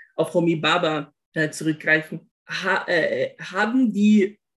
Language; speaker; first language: German; non-native, fluent; Portuguese